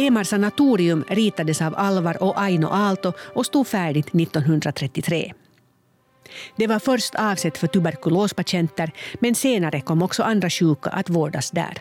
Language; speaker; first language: Swedish; native; Swedish